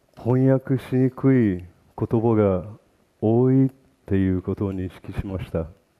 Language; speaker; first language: Japanese; early bilingual, heritage; Portuguese